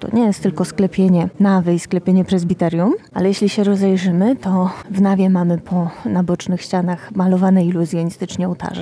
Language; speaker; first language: Polish; native; Polish